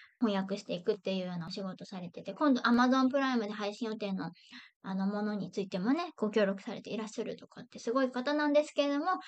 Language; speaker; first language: Japanese; native; Japanese